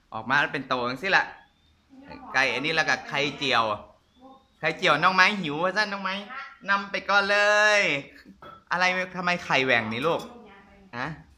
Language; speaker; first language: Thai; native; Thai